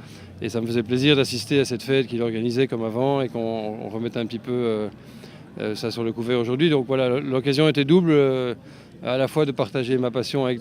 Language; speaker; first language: French; native; French